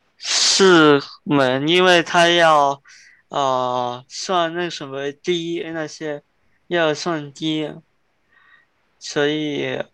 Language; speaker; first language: Chinese; early bilingual, heritage; Chinese